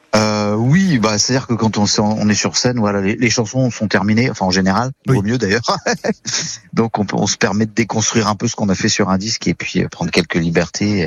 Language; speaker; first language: French; native; French